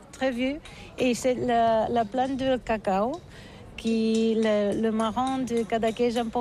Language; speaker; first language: French; non-native, learner; Catalan